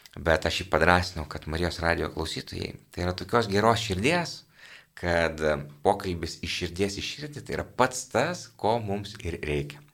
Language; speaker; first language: Lithuanian; native; Lithuanian